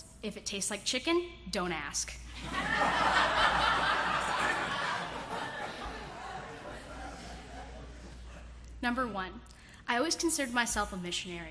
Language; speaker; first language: English; native; English